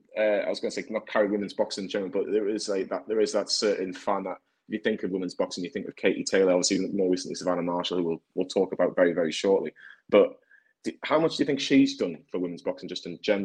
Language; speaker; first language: English; native; English